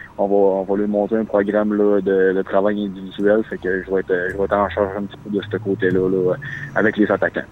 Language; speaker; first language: French; native; French